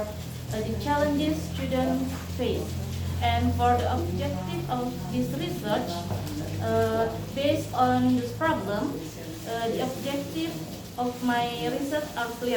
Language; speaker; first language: English; non-native, learner; Indonesian